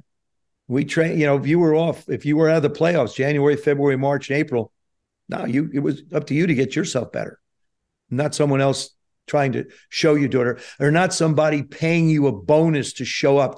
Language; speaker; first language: English; native; English